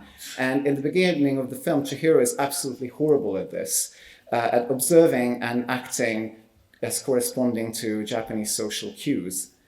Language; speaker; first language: English; non-native, fluent; Hungarian